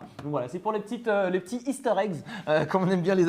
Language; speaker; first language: French; native; French